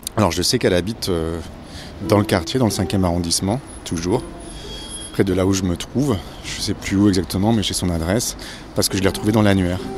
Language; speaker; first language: French; native; French